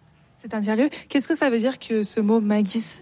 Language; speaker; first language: French; native; French